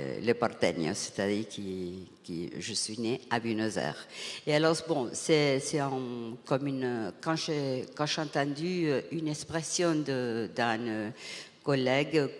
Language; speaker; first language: French; non-native, fluent; Spanish